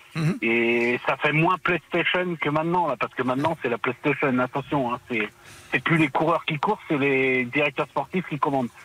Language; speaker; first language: French; native; French